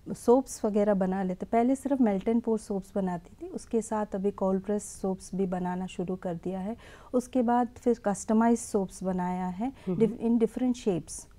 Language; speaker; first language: Hindi; non-native, local second language; Tamil